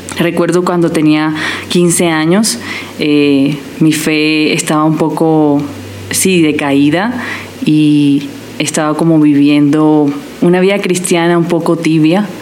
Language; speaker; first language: Spanish; native; Spanish